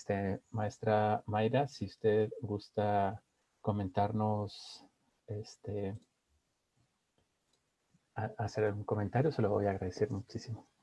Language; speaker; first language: Spanish; native; Spanish